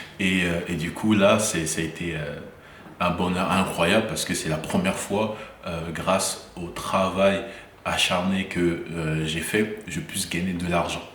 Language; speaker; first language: French; early bilingual, other home language; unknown